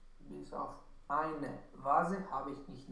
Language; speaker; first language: German; non-native, learner; Romanian